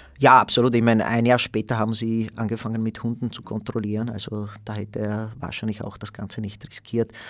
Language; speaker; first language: German; non-native, fluent; Slovak